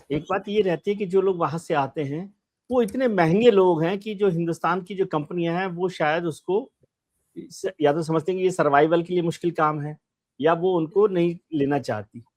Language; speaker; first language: Hindi; native; Hindi